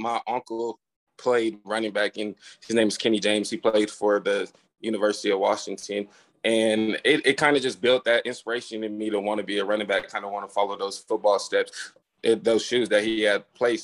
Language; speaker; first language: English; native; English